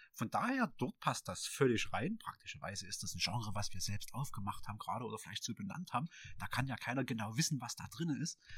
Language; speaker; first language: German; native; German